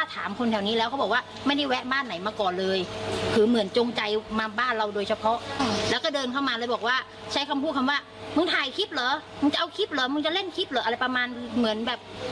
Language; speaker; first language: Thai; native; Thai